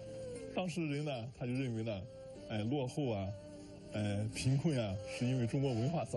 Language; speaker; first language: Chinese; native; Chinese